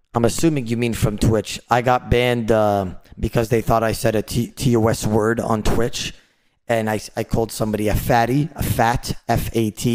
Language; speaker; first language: English; native; English